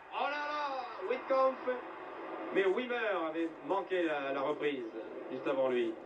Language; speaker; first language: French; native; French